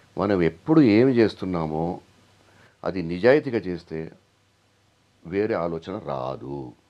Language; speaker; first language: Telugu; non-native, local second language; Hindi